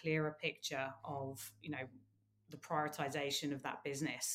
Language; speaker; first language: English; native; English